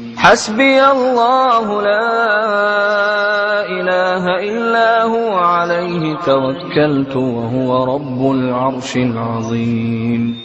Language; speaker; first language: Arabic; native; Arabic